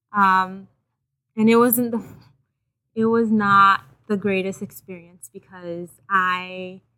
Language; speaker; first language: English; early bilingual, other home language; Haitian Creole